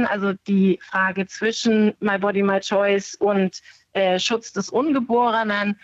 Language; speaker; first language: German; native; German